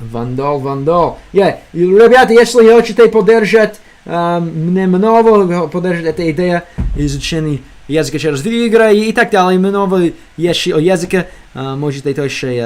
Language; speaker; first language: Russian; non-native, learner; English